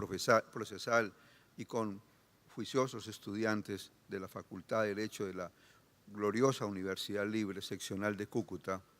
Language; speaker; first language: Spanish; native; Spanish